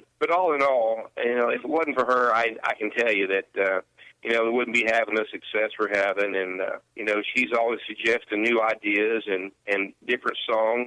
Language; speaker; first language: English; native; English